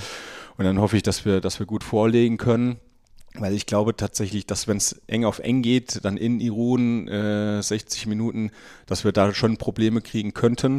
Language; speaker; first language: German; native; German